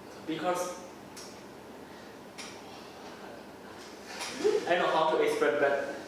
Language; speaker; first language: English; non-native, learner; Burmese